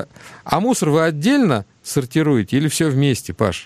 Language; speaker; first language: Russian; native; Russian